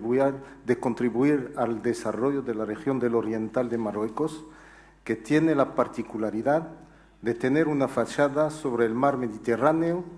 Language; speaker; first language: Spanish; non-native, fluent; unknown